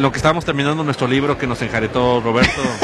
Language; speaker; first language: Spanish; native; Spanish